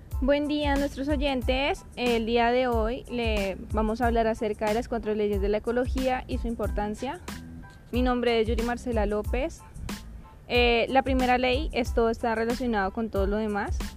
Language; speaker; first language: Spanish; native; Spanish